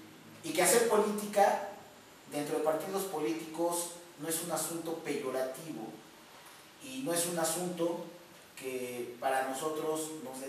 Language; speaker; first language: Spanish; native; Spanish